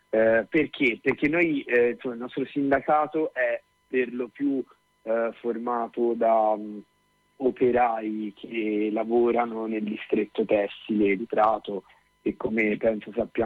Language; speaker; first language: Italian; native; Italian